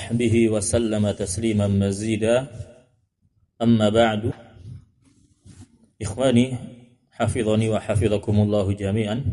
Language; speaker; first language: Arabic; non-native, fluent; Indonesian